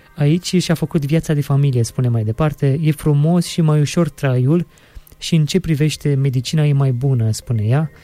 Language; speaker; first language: Romanian; native; Romanian